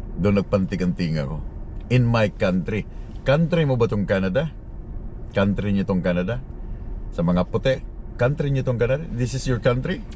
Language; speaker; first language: Filipino; native; Filipino